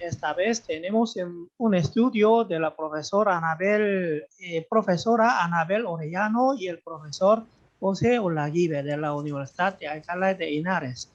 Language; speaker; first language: Spanish; non-native, fluent; Korean